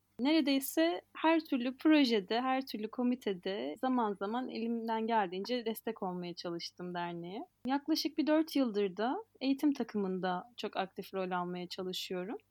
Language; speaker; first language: Turkish; native; Turkish